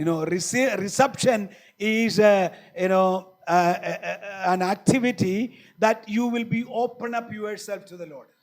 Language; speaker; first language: English; non-native, local second language; Malayalam